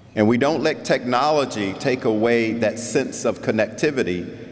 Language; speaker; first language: English; native; English